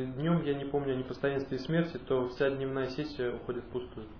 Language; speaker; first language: Russian; native; Russian